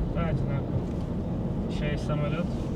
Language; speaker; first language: Russian; non-native, local second language; Uzbek